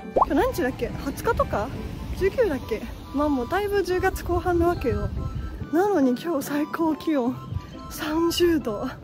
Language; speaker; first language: Japanese; early bilingual, other home language; Chinese